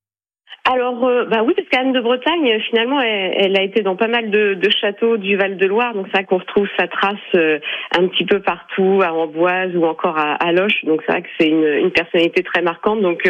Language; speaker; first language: French; native; French